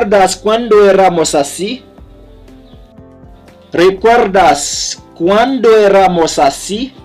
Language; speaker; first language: Spanish; non-native, learner; Haitian Creole